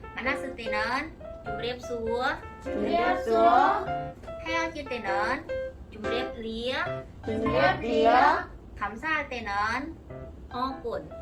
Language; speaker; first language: Korean; non-native, learner; Khmer